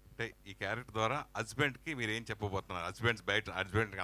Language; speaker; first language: Telugu; native; Telugu